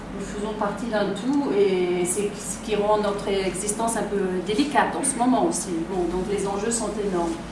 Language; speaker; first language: French; non-native, fluent; German